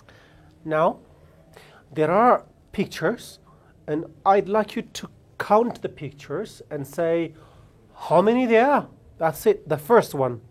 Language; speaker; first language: English; non-native, fluent; Amharic